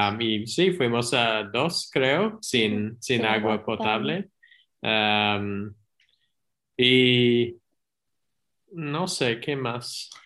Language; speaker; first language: Spanish; non-native, learner; English